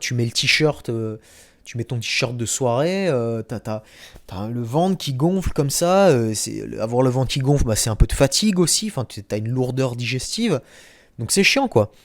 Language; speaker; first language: French; native; French